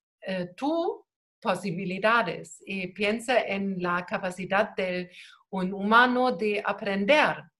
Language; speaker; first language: Spanish; non-native, learner; German